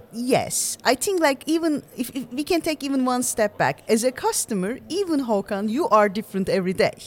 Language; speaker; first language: English; non-native, fluent; Turkish